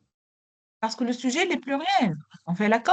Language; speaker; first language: French; non-native, local second language; Arabic